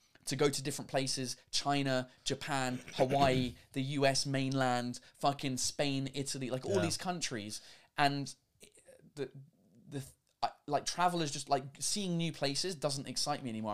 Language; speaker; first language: English; native; English